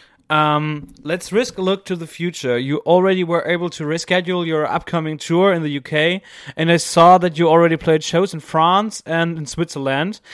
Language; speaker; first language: English; non-native, fluent; German